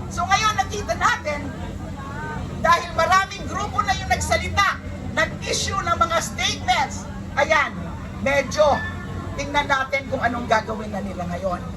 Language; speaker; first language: Filipino; native; Filipino